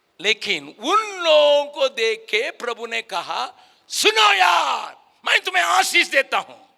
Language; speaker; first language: Hindi; non-native, local second language; Tamil